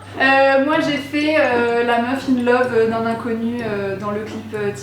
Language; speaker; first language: French; native; French